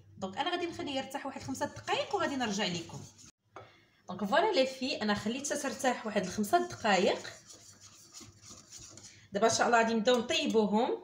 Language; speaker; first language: Arabic; native; Arabic